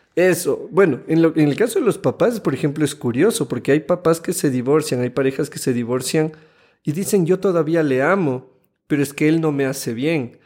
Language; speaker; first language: Spanish; native; Spanish